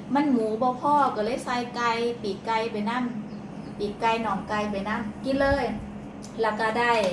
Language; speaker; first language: Thai; native; Thai